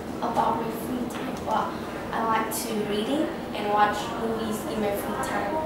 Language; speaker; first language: English; non-native, learner; Vietnamese